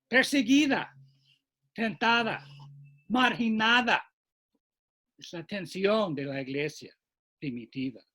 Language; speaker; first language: Spanish; non-native, fluent; English